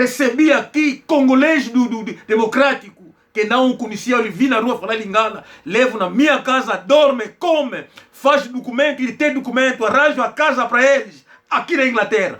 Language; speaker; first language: Portuguese; non-native, local second language; Kongo